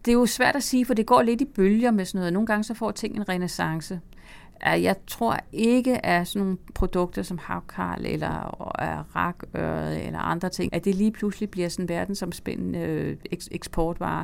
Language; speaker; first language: Danish; native; Danish